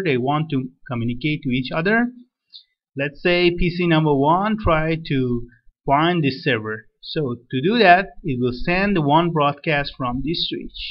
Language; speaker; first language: English; non-native, fluent; Persian